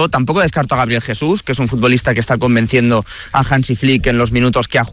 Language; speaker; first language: Spanish; native; Spanish